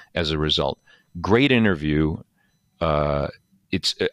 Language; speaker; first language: English; native; English